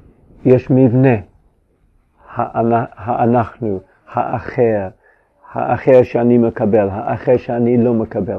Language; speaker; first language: Hebrew; non-native, fluent; English